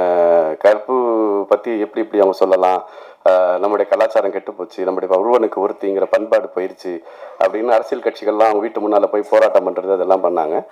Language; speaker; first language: Tamil; native; Tamil